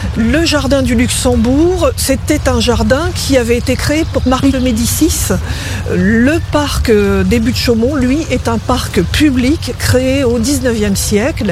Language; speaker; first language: French; native; French